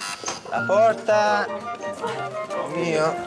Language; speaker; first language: Italian; early bilingual, heritage; English